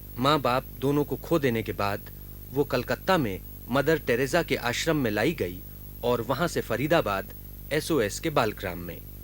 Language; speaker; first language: Hindi; native; Hindi